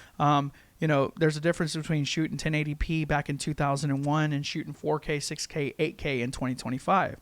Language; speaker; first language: English; native; English